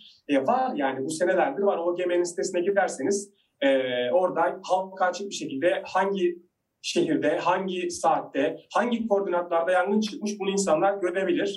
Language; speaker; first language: Turkish; native; Turkish